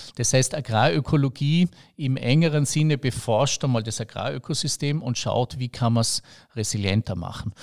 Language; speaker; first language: German; native; German